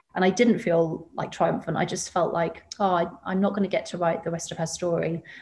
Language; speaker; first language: English; native; English